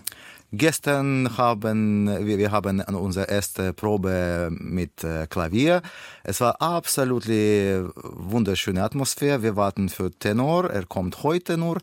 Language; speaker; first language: German; non-native, learner; Russian